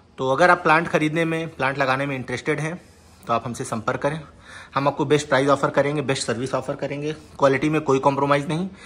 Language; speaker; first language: Hindi; native; Hindi